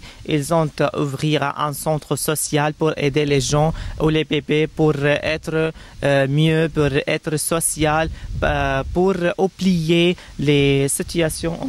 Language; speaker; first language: French; non-native, learner; Arabic